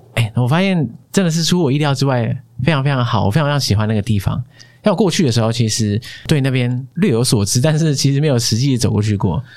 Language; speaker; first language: Chinese; native; Chinese